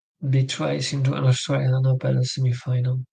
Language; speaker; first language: English; non-native, learner; French